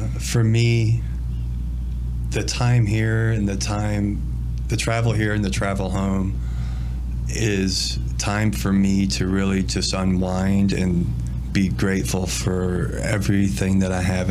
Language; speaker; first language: English; native; English